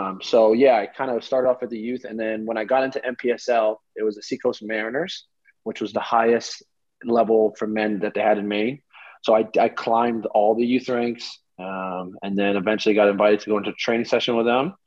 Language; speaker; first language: English; early bilingual, other home language; Greek